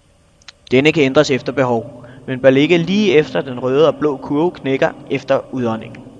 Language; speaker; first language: Danish; native; Danish